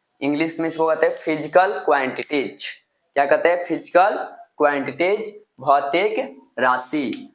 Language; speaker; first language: Hindi; native; Hindi